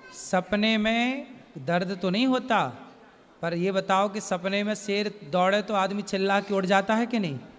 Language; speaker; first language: Hindi; native; Hindi